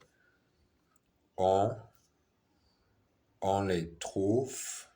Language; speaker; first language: French; non-native, learner; Portuguese